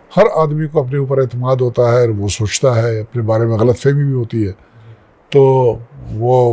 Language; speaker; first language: Urdu; native; Urdu